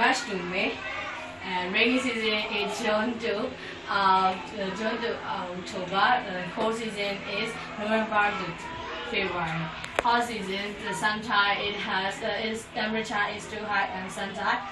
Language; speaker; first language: English; non-native, learner; Burmese